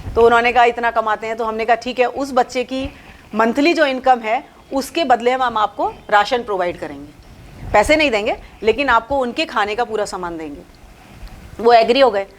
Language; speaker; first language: Hindi; native; Hindi